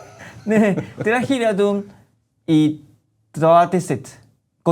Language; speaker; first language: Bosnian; non-native, learner; Chinese